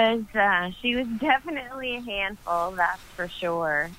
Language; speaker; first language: English; native; English